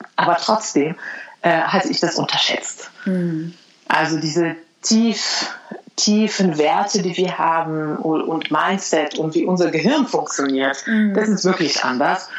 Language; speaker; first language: German; non-native, fluent; Arabic